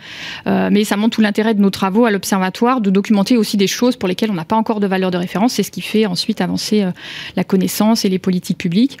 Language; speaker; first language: French; native; French